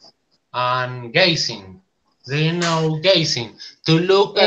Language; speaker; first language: English; non-native, learner; Spanish